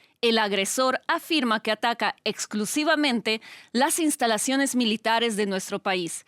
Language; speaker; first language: Spanish; non-native, fluent; Ukrainian